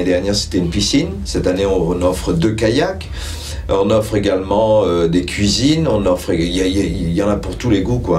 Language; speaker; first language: French; non-native, local second language; Morisyen